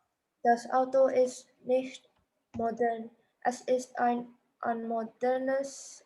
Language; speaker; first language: German; non-native, learner; Indonesian